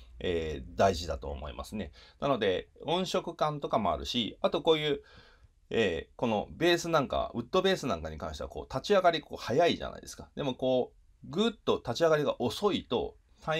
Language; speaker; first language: Japanese; native; Japanese